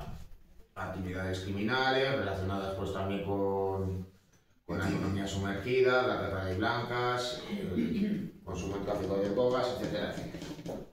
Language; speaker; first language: Spanish; native; Spanish